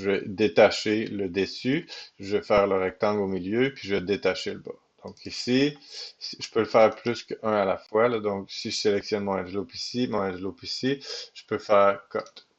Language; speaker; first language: French; native; French